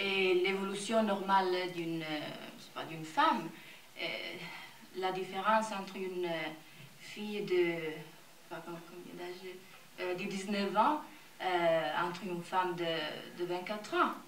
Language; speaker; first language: French; non-native, fluent; Italian